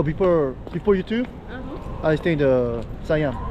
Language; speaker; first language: English; non-native, learner; Korean